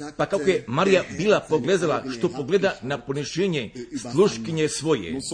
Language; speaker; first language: Croatian; early bilingual, heritage; Croatian